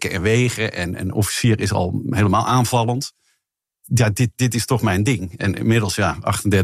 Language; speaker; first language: Dutch; native; Dutch